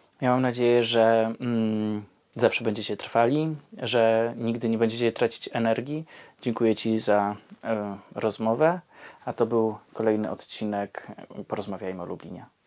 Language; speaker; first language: Polish; native; Polish